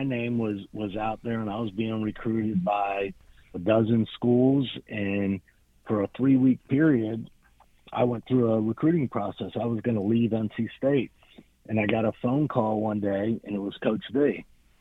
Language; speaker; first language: English; native; English